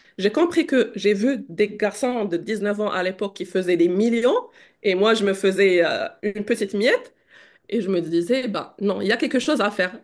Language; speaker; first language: French; non-native, local second language; Arabic